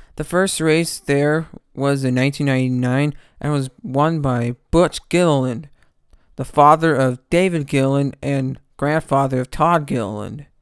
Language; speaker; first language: English; native; English